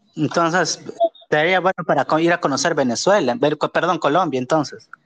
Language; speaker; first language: Spanish; native; Spanish